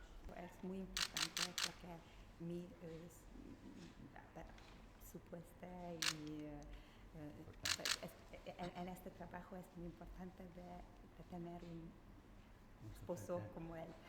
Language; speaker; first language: Spanish; non-native, learner; Hungarian